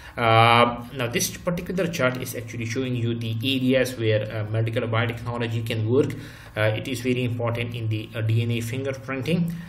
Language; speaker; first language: English; non-native, local second language; Urdu